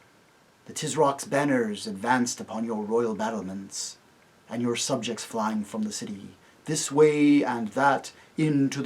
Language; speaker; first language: English; native; English